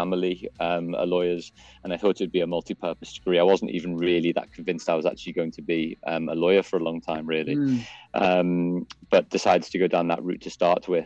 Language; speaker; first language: English; native; English